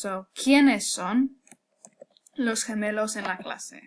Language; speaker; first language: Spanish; non-native, fluent; English